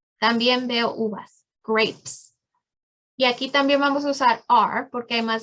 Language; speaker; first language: Spanish; early bilingual, heritage; Spanish